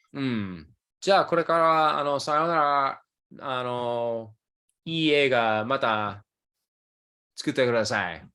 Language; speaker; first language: Japanese; early bilingual, other home language; English